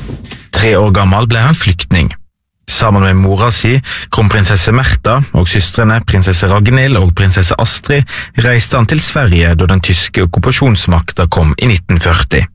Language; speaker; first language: Norwegian; native; Norwegian